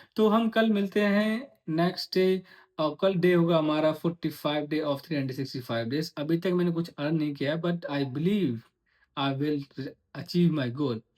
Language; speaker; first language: Hindi; native; Hindi